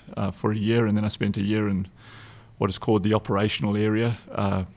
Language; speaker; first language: English; native; English